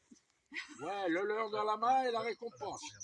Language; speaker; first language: French; native; French